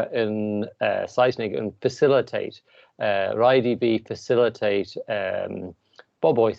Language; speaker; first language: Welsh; non-native, learner; English